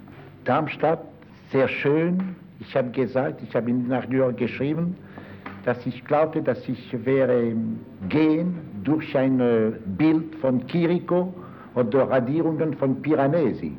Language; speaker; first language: German; non-native, fluent; French